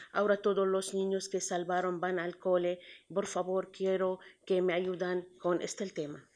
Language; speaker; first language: Spanish; non-native, learner; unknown